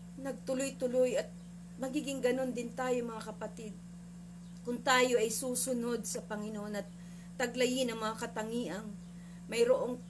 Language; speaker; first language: Filipino; native; Filipino